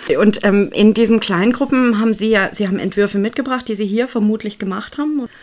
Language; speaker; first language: German; native; German